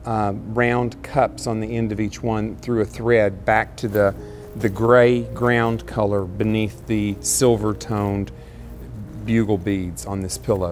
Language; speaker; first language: English; native; English